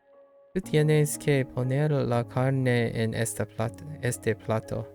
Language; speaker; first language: Spanish; non-native, learner; English